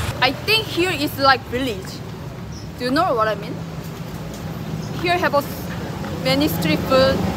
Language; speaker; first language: English; non-native, learner; Korean